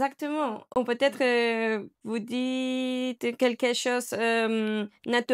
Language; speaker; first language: French; non-native, learner; Spanish